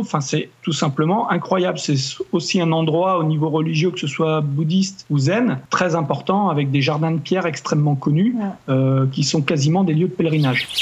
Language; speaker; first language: French; native; French